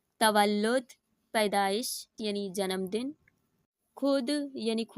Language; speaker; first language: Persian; non-native, fluent; Urdu